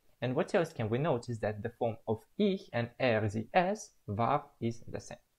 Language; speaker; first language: English; non-native, fluent; Russian